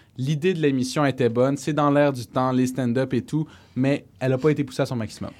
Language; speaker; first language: French; native; French